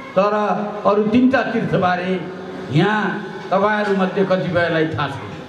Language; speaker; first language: Nepali; native; Nepali